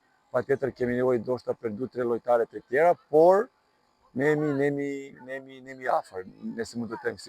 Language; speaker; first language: Albanian; non-native, learner; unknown